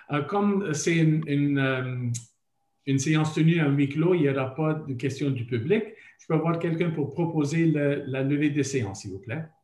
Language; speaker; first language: French; non-native, local second language; English